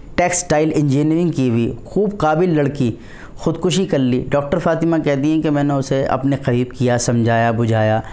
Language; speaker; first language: Urdu; native; Urdu